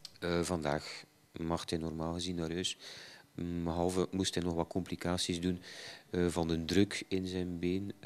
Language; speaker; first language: Dutch; native; Dutch